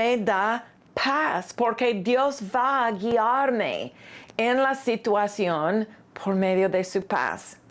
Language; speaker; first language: Spanish; non-native, fluent; English